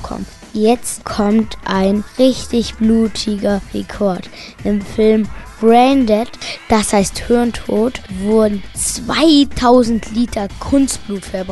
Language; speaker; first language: German; native; German